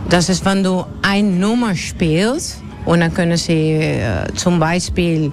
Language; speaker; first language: German; non-native, learner; Dutch